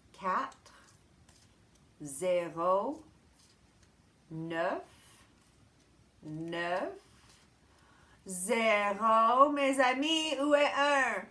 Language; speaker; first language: French; non-native, fluent; English